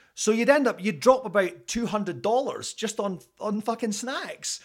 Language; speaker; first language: English; native; English